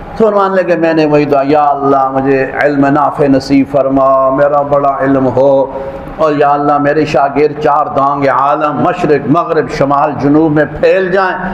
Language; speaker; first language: Urdu; non-native, local second language; Punjabi